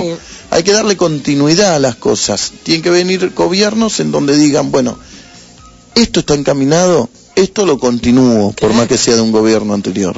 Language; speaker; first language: Spanish; native; Spanish